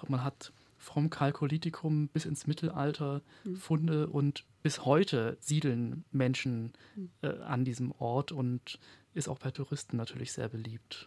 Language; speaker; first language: German; native; German